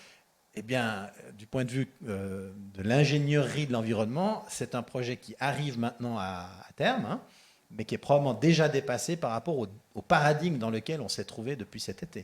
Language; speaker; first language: French; native; French